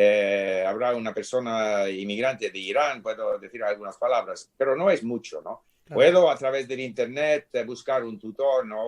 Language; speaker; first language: Spanish; non-native, fluent; English